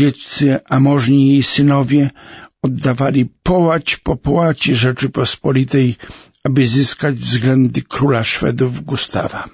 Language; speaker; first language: Polish; native; Polish